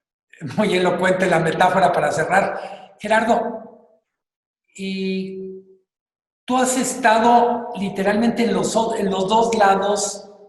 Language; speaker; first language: Spanish; native; Spanish